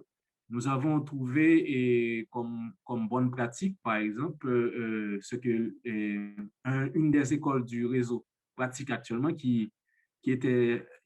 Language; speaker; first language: French; non-native, local second language; Haitian Creole